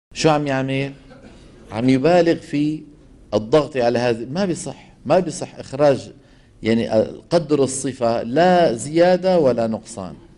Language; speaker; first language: Arabic; native; Arabic